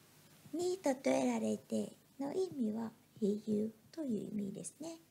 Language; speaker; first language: Japanese; non-native, fluent; Vietnamese